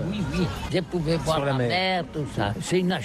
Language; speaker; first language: French; non-native, learner; Catalan